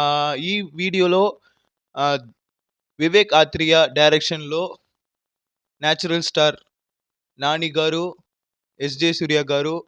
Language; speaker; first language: Telugu; non-native, learner; Tamil